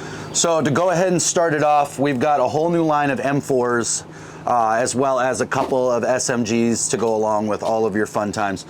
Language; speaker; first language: English; native; English